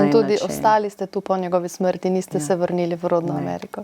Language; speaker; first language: Slovenian; native; Slovenian